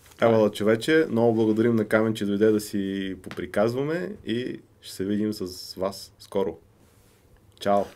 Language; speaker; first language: Bulgarian; native; Bulgarian